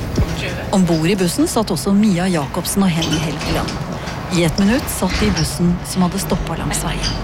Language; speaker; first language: Norwegian; native; Norwegian